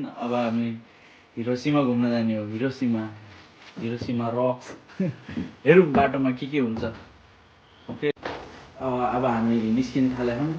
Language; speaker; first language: Nepali; native; Nepali